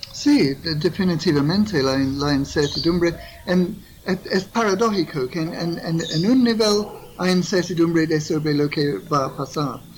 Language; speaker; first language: Spanish; non-native, fluent; English